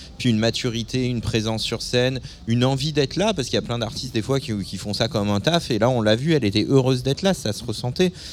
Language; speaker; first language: French; native; French